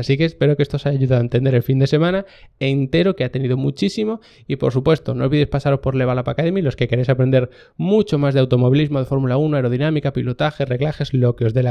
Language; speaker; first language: Spanish; native; Spanish